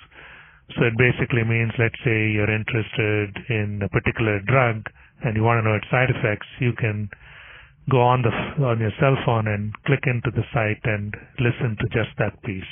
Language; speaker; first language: English; non-native, local second language; Tamil